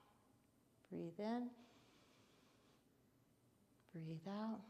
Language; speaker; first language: English; native; English